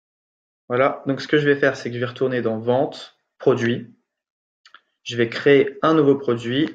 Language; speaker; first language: French; native; French